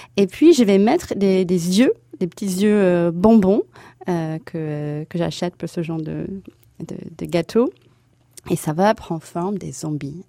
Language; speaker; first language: French; non-native, fluent; English